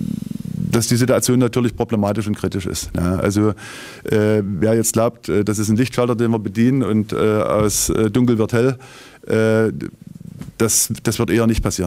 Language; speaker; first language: German; native; German